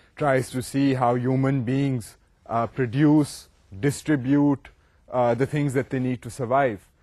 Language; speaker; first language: English; non-native, local second language; Urdu